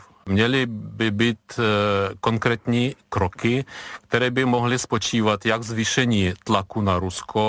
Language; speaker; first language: Czech; non-native, fluent; Ukrainian